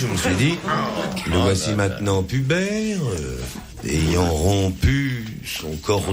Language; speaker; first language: French; native; French